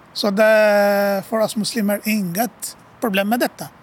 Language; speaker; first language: Swedish; non-native, fluent; Arabic